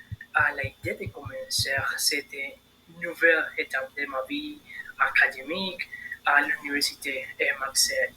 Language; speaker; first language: French; non-native, learner; Spanish